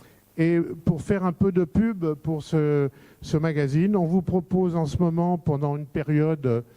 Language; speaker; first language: French; native; French